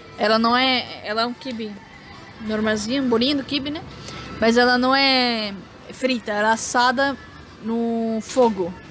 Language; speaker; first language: Portuguese; non-native, fluent; Arabic